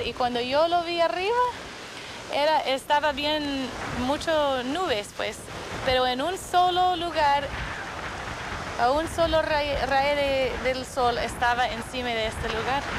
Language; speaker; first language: Spanish; non-native, fluent; English